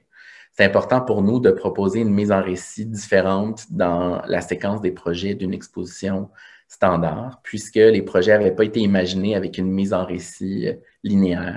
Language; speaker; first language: French; native; French